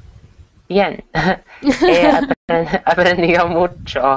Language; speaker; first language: Spanish; non-native, learner; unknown